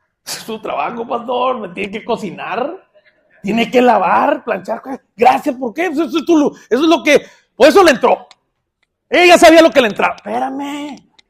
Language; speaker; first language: Spanish; native; Spanish